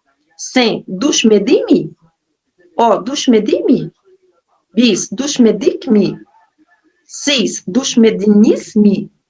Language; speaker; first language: Turkish; non-native, learner; Portuguese